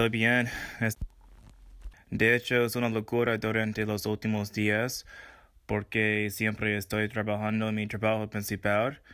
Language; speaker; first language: Spanish; non-native, fluent; English